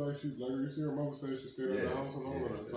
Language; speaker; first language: English; native; English